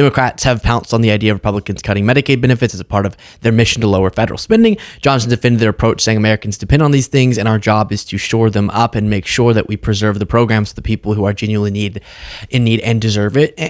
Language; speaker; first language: English; native; English